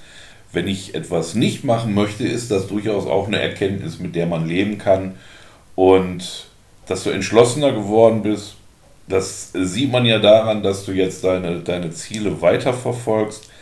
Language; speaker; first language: German; native; German